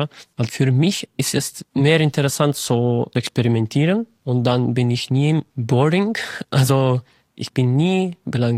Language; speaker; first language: German; non-native, learner; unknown